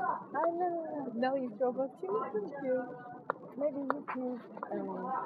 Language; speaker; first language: English; non-native, learner; Chinese